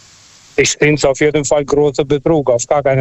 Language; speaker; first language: German; non-native, fluent; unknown